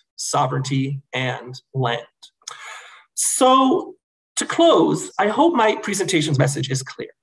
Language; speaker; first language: English; native; English